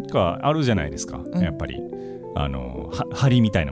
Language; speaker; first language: Japanese; native; Japanese